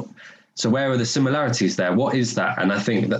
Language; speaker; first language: English; native; English